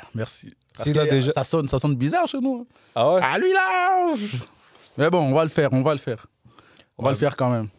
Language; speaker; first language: French; non-native, local second language; Lingala